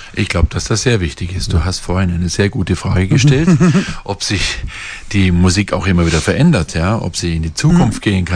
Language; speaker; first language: German; native; German